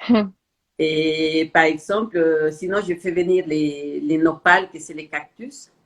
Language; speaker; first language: French; non-native, fluent; Spanish